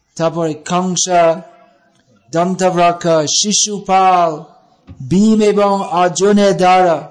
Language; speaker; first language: Bangla; non-native, fluent; English